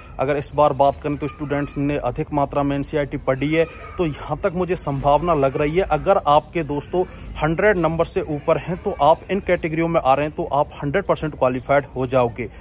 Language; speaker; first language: Hindi; native; Hindi